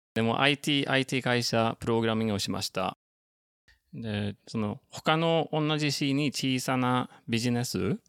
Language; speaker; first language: Japanese; non-native, fluent; Norwegian